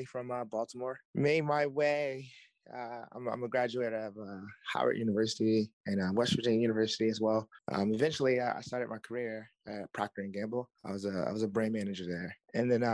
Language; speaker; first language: English; native; English